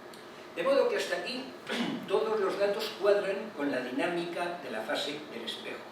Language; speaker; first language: Spanish; native; Spanish